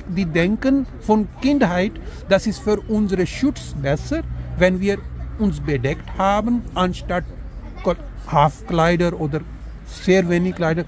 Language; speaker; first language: German; non-native, learner; Urdu